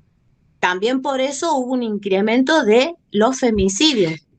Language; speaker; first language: Spanish; native; Spanish